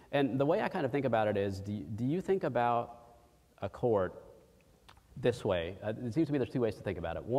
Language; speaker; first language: English; early bilingual, other home language; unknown